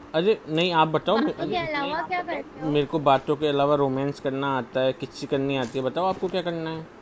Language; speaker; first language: Hindi; native; Hindi